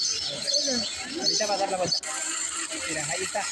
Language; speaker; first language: Spanish; native; Spanish